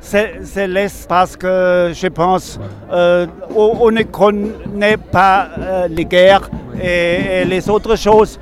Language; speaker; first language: French; non-native, learner; German